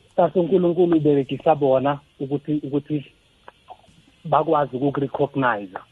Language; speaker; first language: Zulu; non-native, local second language; South Ndebele